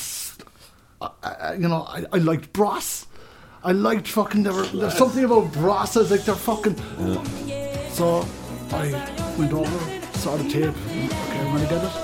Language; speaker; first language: English; native; English